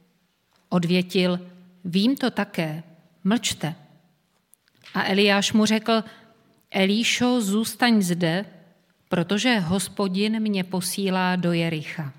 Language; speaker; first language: Czech; native; Czech